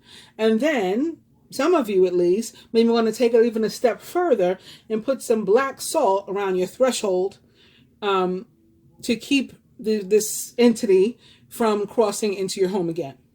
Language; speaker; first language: English; native; English